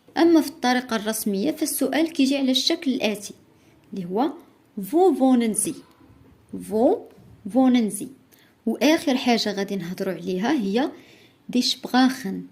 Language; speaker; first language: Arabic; native; Arabic